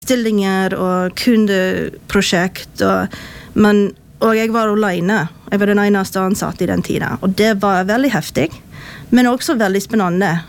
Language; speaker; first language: Norwegian; non-native, fluent; English